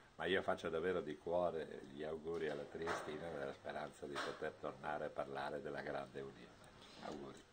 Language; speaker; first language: Italian; native; Italian